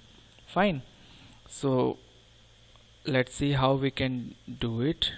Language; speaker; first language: English; non-native, local second language; Hindi